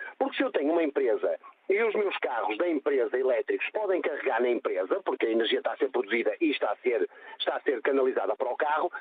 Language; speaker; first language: Portuguese; native; Portuguese